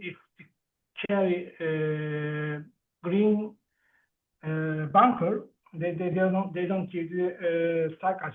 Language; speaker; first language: English; non-native, learner; Turkish